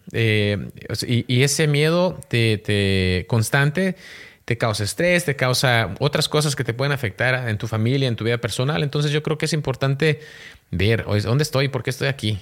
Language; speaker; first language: Spanish; native; Spanish